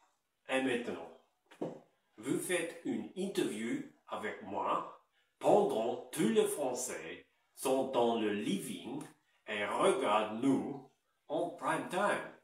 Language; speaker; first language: French; non-native, learner; English